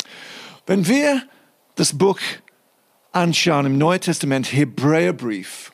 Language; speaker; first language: German; non-native, fluent; English